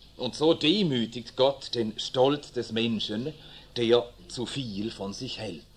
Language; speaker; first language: German; early bilingual, other home language; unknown